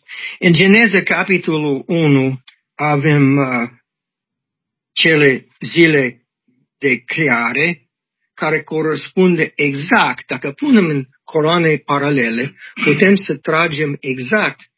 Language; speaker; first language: Romanian; non-native, learner; English